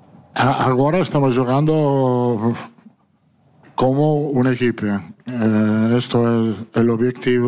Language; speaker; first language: Portuguese; non-native, learner; Italian